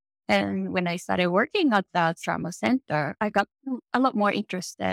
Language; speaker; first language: English; non-native, fluent; Japanese